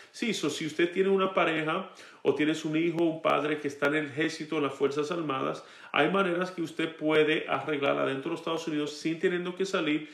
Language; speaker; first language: Spanish; early bilingual, heritage; Spanish